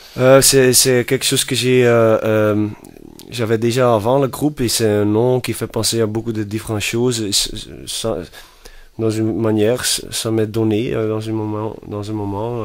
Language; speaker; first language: French; non-native, fluent; Dutch